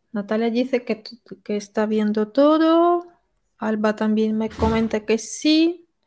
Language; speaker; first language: Spanish; non-native, fluent; Russian